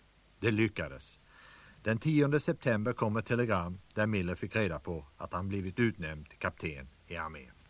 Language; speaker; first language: Swedish; native; Swedish